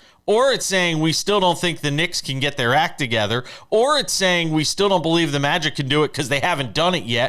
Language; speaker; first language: English; native; English